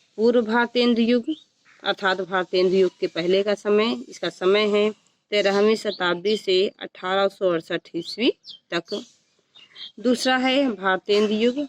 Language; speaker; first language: Hindi; native; Hindi